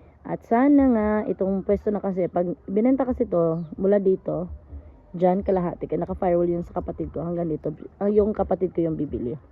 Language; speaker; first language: Filipino; non-native, local second language; Cebuano